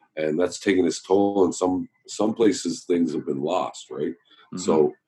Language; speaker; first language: English; native; English